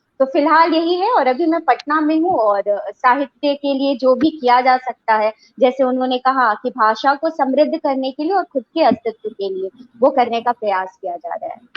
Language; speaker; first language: Hindi; native; Hindi